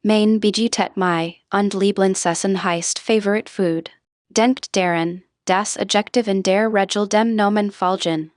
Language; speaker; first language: German; non-native, fluent; English